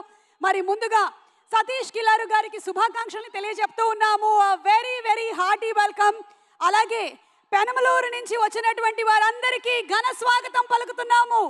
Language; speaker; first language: Telugu; native; Telugu